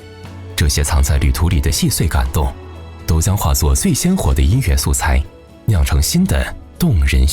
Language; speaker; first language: Chinese; native; Chinese